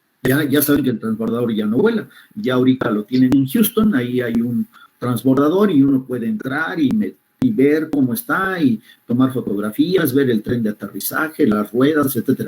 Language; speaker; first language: Spanish; native; Spanish